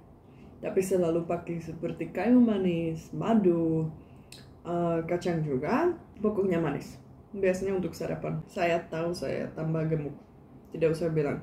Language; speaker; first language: Indonesian; non-native, fluent; Czech